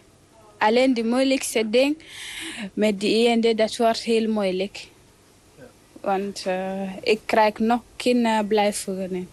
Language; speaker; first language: Dutch; non-native, learner; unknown